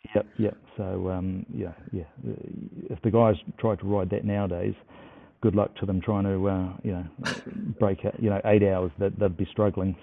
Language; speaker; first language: English; native; English